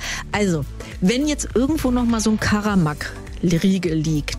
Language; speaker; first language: German; native; German